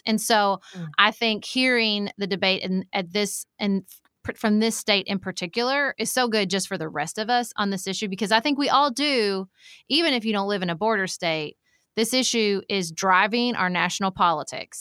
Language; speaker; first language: English; native; English